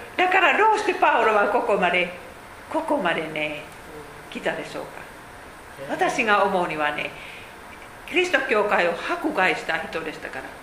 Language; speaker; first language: Japanese; non-native, fluent; Finnish